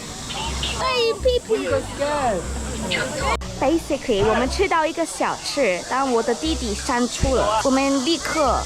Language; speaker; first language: Chinese; early bilingual, heritage; English